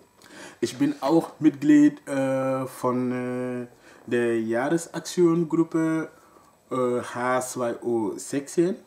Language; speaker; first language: German; non-native, local second language; French